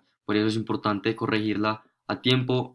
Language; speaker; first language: Spanish; native; Spanish